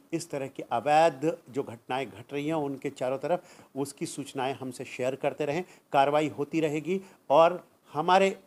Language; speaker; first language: Hindi; non-native, local second language; Marathi